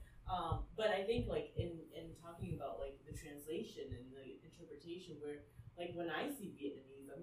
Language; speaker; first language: English; early bilingual, other home language; Vietnamese